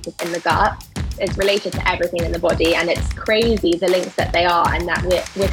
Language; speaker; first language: English; native; English